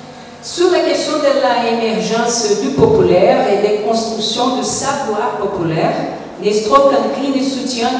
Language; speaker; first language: French; non-native, fluent; Portuguese